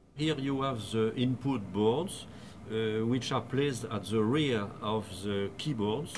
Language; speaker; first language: English; non-native, fluent; French